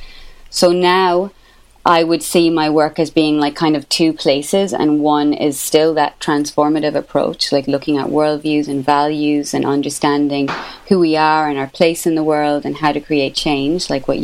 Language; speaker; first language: English; native; English